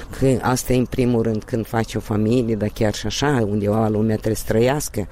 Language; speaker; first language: Romanian; native; Romanian